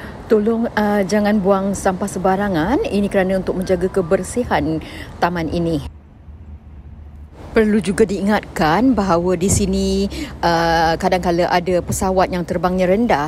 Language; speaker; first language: Malay; native; Malay